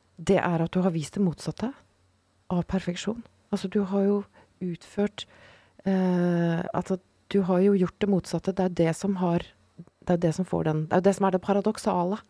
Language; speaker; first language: Norwegian; native; Norwegian